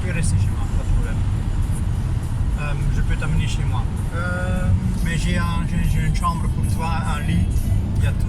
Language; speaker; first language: French; non-native, fluent; German